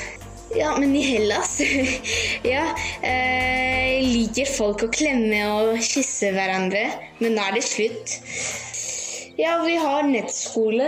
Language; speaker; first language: Norwegian; early bilingual, heritage; Greek